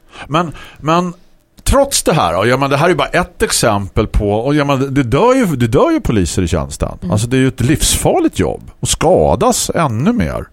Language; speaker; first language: Swedish; native; Swedish